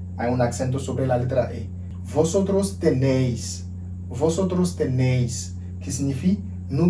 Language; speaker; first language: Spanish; non-native, fluent; Haitian Creole